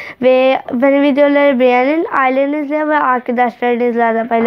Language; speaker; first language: Turkish; non-native, learner; Urdu